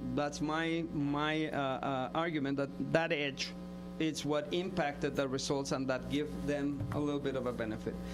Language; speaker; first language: English; non-native, fluent; Spanish